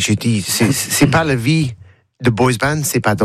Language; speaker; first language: French; non-native, learner; English